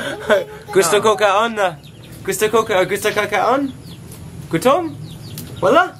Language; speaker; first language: Cebuano; non-native, learner; English